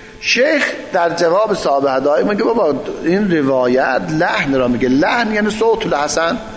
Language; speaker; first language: Persian; non-native, local second language; Azerbaijani